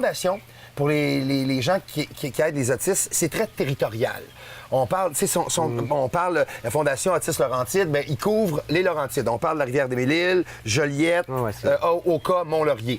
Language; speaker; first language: French; native; French